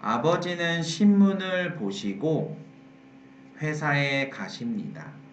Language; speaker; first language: Korean; non-native, fluent; Vietnamese